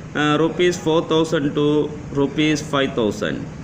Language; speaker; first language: English; non-native, local second language; Tamil